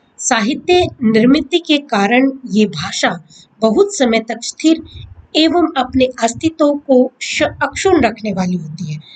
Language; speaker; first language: Hindi; native; Hindi